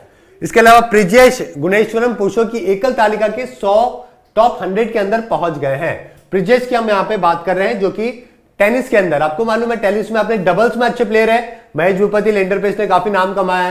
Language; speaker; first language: Hindi; native; Hindi